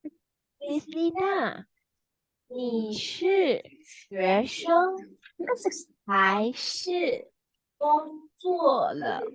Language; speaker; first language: Chinese; non-native, fluent; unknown